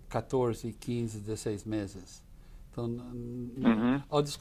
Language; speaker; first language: Portuguese; non-native, fluent; English